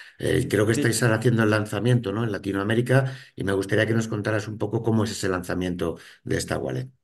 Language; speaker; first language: Spanish; native; Spanish